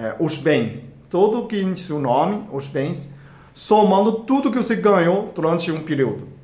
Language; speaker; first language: Portuguese; non-native, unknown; Chinese